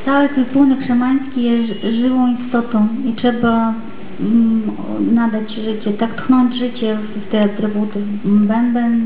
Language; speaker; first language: Polish; native; Polish